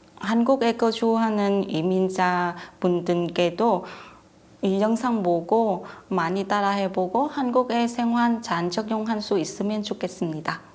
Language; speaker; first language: Korean; non-native, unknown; Vietnamese